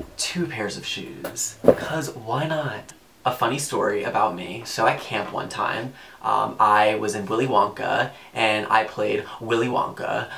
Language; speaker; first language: English; native; English